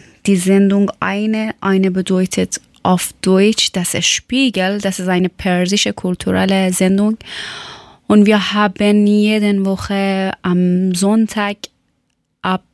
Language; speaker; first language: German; non-native, learner; Persian